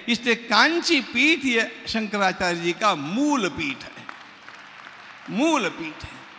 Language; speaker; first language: Hindi; non-native, local second language; Marathi